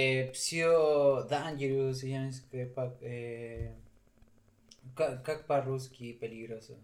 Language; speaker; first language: Russian; non-native, learner; Spanish